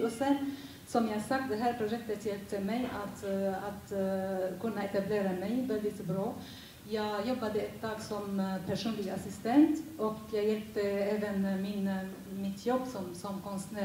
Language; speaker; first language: Swedish; non-native, fluent; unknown